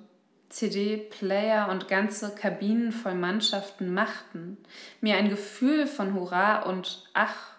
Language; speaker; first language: German; native; German